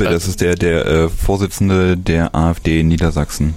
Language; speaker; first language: German; native; German